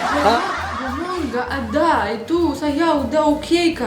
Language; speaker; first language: Indonesian; non-native, learner; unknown